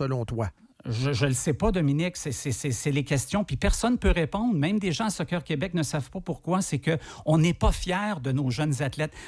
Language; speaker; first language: French; native; French